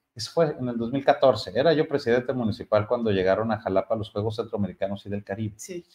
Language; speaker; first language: Spanish; native; Spanish